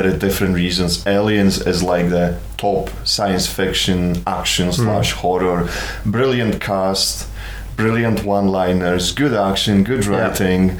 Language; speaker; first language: English; non-native, fluent; Polish